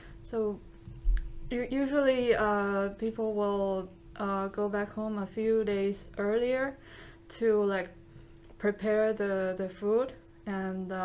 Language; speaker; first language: English; non-native, fluent; Chinese